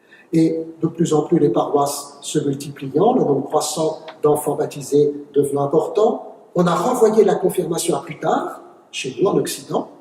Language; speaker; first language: French; native; French